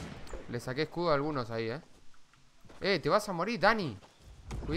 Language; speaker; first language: Spanish; native; Spanish